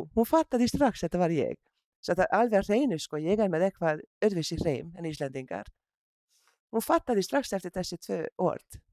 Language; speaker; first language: Icelandic; non-native, learner; Hungarian